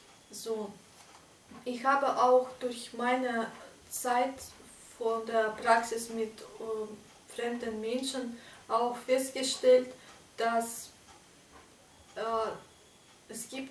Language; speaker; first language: German; non-native, fluent; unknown